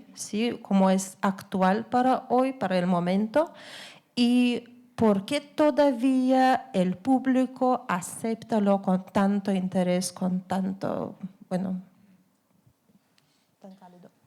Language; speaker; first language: Spanish; non-native, fluent; Lithuanian